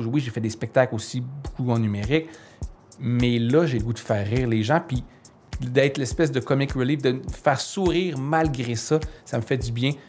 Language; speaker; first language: French; native; French